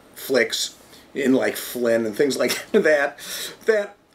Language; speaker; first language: English; native; English